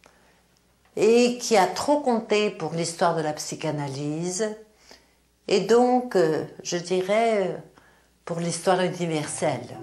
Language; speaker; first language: French; native; French